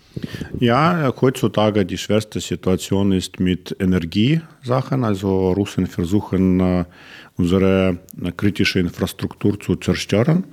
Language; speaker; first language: German; non-native, learner; Russian